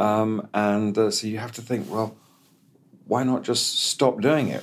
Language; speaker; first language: English; native; English